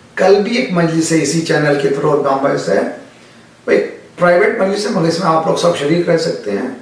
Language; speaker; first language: Urdu; native; Urdu